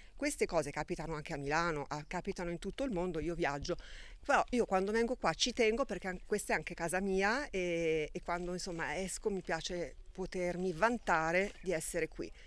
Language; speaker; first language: Italian; native; Italian